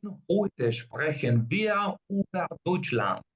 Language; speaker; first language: German; non-native, fluent; Spanish